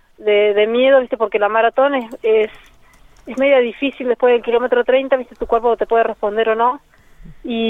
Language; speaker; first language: Spanish; native; Spanish